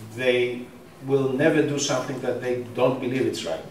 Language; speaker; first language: English; non-native, fluent; Greek